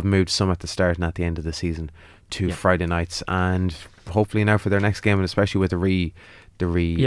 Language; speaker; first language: English; native; English